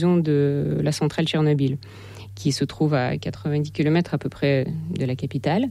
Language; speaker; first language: French; non-native, fluent; Russian